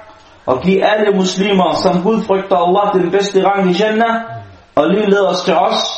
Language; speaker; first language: Danish; non-native, local second language; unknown